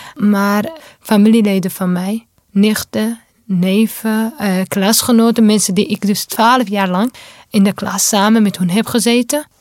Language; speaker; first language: Dutch; non-native, fluent; Kurdish